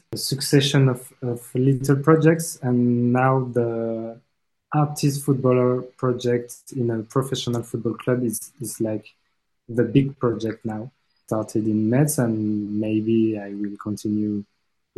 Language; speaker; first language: English; non-native, fluent; French